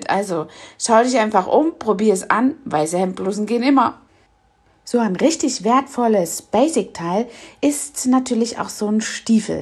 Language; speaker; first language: German; native; German